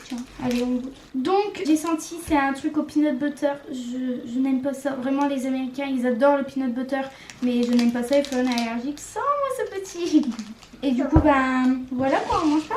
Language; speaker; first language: French; native; French